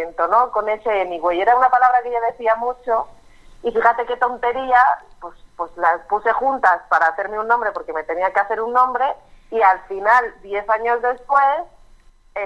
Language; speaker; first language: Spanish; native; Spanish